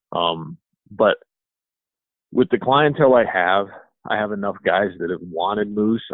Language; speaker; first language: English; native; English